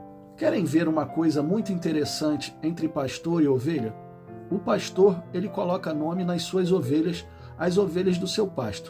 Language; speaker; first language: Portuguese; native; Portuguese